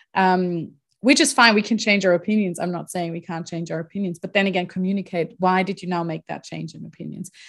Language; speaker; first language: English; non-native, fluent; German